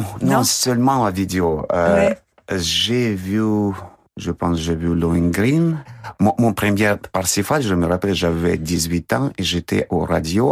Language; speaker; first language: French; non-native, fluent; Russian